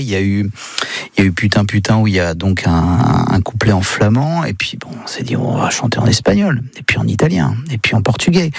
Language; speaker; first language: French; native; French